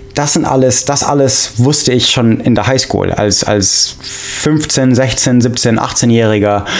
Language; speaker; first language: German; non-native, fluent; English